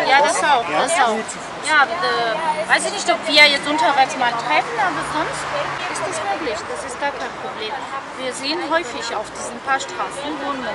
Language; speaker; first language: German; non-native, fluent; Armenian